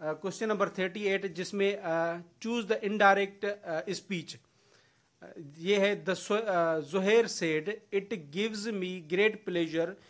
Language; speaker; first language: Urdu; non-native, local second language; Sindhi